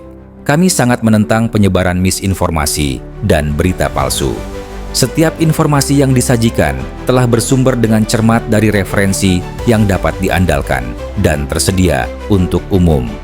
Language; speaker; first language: Indonesian; native; Indonesian